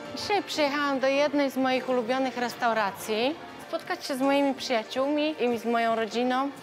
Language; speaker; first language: Polish; native; Polish